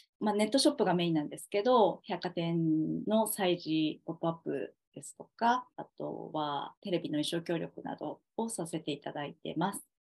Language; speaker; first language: Japanese; native; Japanese